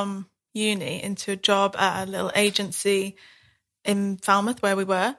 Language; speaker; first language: English; native; English